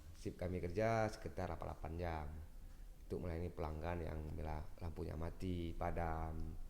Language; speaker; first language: Indonesian; non-native, local second language; Achinese